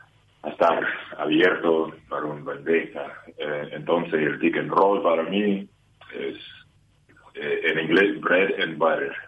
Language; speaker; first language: Spanish; non-native, learner; English